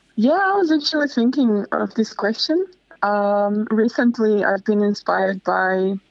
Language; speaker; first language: English; non-native, fluent; Slovak